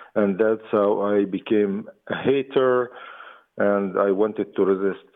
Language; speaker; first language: English; non-native, fluent; Arabic